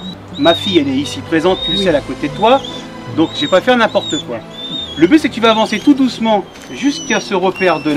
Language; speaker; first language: French; native; French